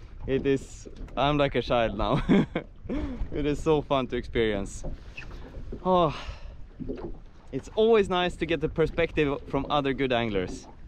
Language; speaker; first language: English; non-native, fluent; Swedish